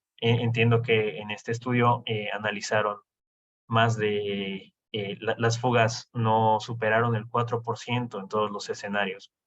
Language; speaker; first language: Spanish; native; Spanish